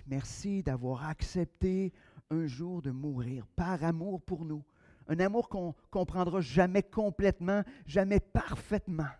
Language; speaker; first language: French; native; French